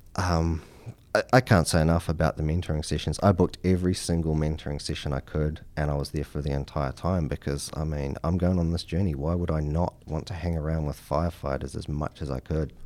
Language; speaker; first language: English; native; English